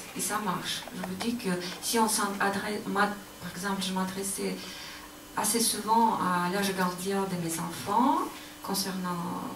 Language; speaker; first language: French; non-native, learner; Russian